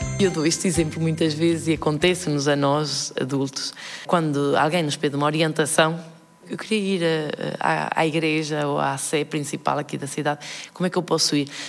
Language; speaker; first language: Portuguese; early bilingual, heritage; Portuguese